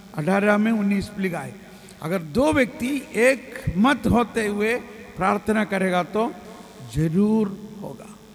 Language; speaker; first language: Hindi; non-native, local second language; Malayalam